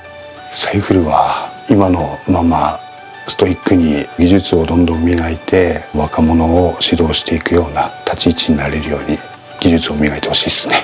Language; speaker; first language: Japanese; native; Japanese